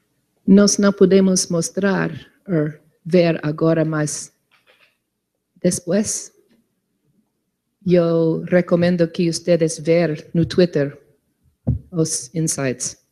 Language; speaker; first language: Portuguese; non-native, fluent; English